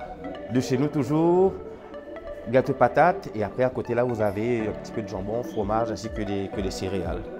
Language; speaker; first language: French; non-native, local second language; Morisyen